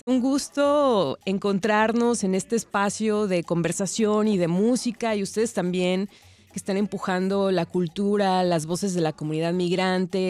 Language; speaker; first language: Spanish; native; Spanish